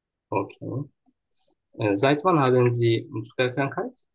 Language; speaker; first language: German; non-native, learner; Turkish